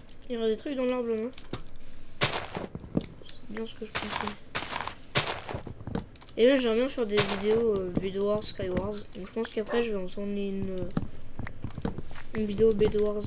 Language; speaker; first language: French; native; French